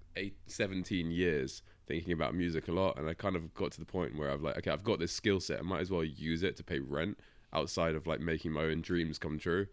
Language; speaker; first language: English; native; English